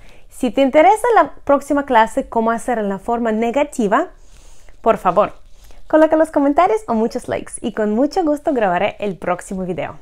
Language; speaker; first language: Spanish; non-native, fluent; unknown